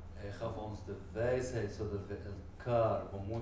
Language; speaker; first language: Dutch; non-native, fluent; Arabic